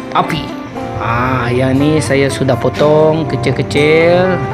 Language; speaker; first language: Malay; non-native, local second language; Iban